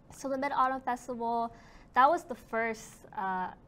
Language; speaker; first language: English; native; English